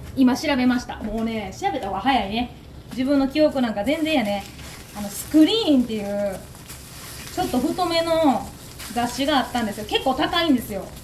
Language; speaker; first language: Japanese; native; Japanese